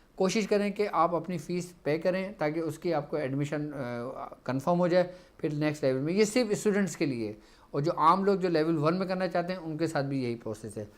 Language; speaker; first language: Urdu; native; Urdu